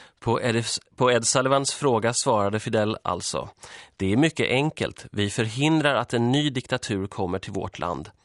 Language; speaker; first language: Swedish; early bilingual, other home language; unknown